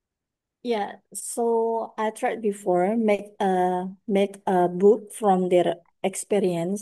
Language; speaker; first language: English; non-native, learner; Indonesian